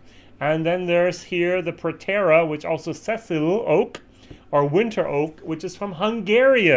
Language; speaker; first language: English; native; English